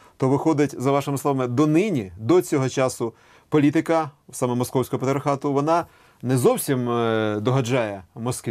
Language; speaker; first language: Ukrainian; native; Ukrainian